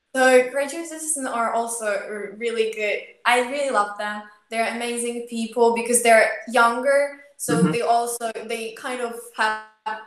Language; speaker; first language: English; non-native, fluent; Ukrainian